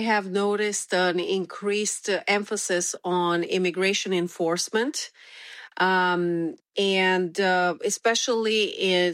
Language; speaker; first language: English; non-native, fluent; Romanian